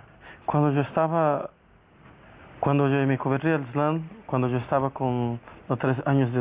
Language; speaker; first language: Spanish; non-native, learner; Portuguese